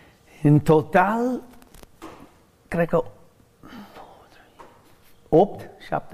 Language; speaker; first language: Romanian; non-native, learner; English